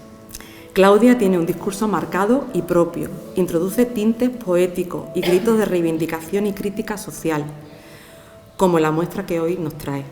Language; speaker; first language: Spanish; native; Spanish